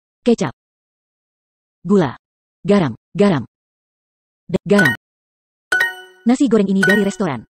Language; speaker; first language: Indonesian; non-native, learner; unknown